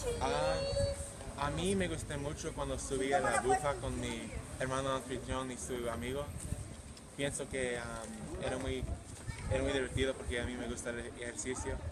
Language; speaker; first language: Spanish; early bilingual, heritage; English